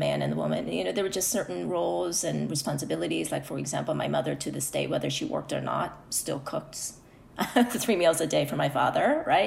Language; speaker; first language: English; early bilingual, other home language; Korean